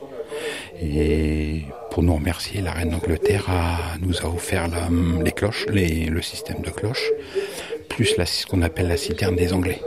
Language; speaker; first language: French; native; French